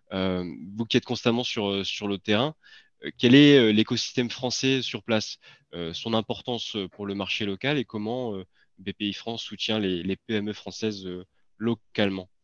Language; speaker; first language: French; native; French